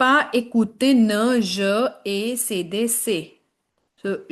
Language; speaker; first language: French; non-native, fluent; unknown